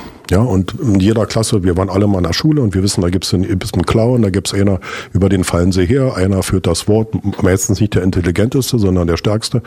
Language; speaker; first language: German; native; German